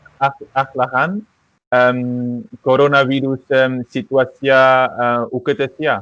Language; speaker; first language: Georgian; non-native, learner; English